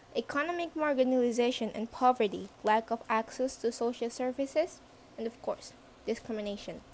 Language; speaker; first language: English; non-native, fluent; Indonesian